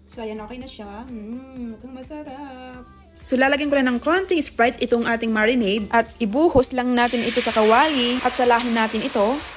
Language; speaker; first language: Filipino; native; Filipino